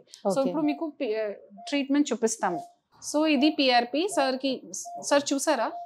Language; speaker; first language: Telugu; non-native, fluent; Hindi